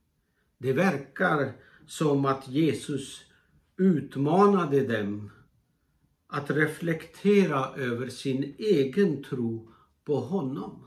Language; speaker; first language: Swedish; non-native, fluent; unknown